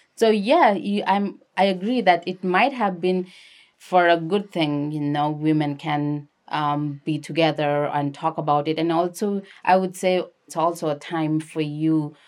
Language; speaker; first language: English; non-native, local second language; Nepali